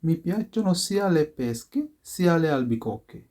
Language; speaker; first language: Italian; non-native, fluent; Sinhala